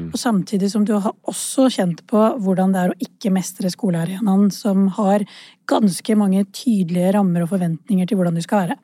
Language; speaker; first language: Norwegian; early bilingual, other home language; Urdu